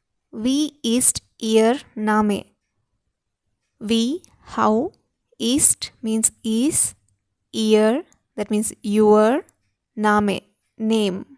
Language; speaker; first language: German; non-native, fluent; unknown